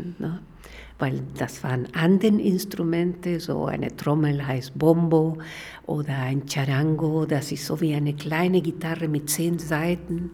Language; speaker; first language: German; non-native, fluent; Spanish